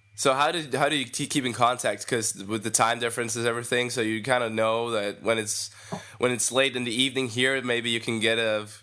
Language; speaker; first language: English; non-native, fluent; Danish